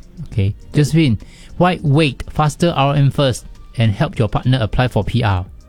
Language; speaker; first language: English; non-native, local second language; Chinese